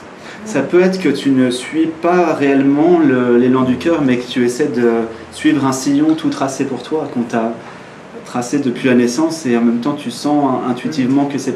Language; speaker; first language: French; native; French